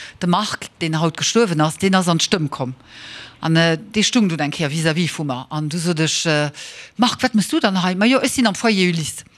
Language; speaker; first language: Luxembourgish; early bilingual, heritage; Luxembourgish